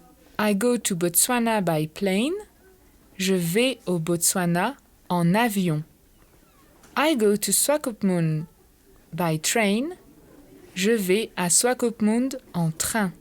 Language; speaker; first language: French; non-native, fluent; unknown